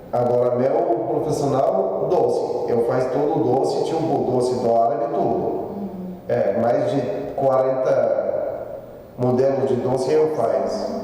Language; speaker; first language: Portuguese; non-native, learner; Arabic